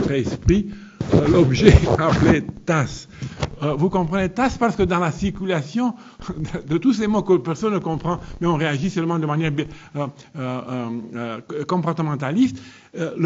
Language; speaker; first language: French; non-native, fluent; Romanian